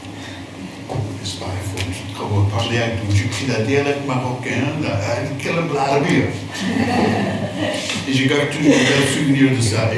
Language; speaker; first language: French; non-native, fluent; English